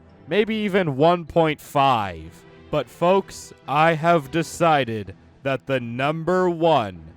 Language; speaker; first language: English; native; English